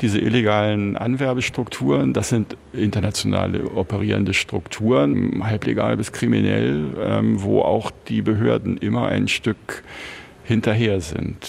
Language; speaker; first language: German; native; German